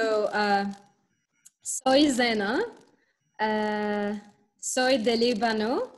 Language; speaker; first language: Spanish; non-native, learner; Arabic